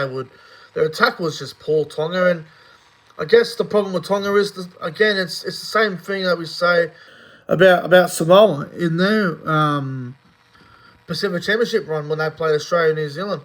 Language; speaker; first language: English; native; English